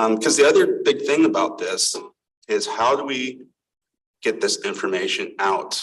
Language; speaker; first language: English; native; English